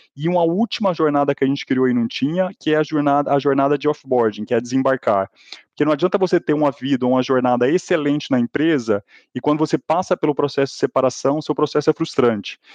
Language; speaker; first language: Portuguese; native; Portuguese